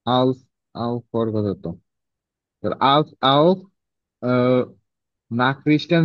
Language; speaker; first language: German; non-native, learner; Bangla